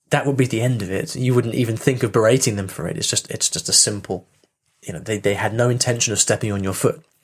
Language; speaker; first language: English; native; English